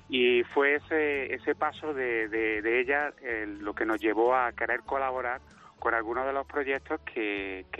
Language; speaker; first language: Spanish; native; Spanish